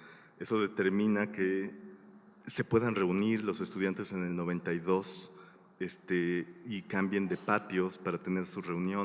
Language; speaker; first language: Spanish; native; Spanish